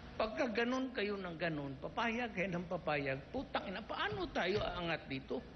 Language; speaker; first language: Filipino; non-native, local second language; Cebuano